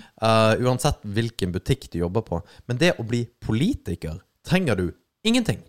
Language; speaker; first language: Norwegian; native; Norwegian